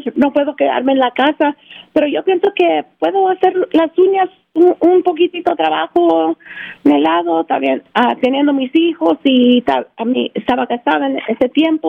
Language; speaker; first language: Spanish; early bilingual, heritage; Spanish